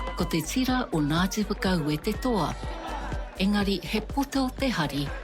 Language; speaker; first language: Māori; native; Māori